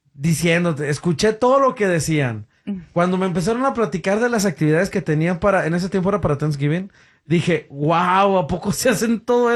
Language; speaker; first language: Spanish; native; Spanish